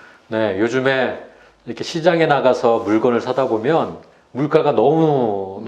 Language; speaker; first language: Korean; native; Korean